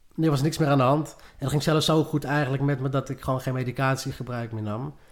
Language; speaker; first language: Dutch; native; Dutch